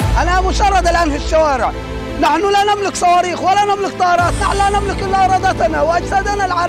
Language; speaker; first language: Arabic; native; Arabic